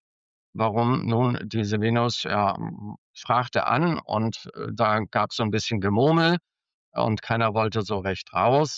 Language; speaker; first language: German; native; German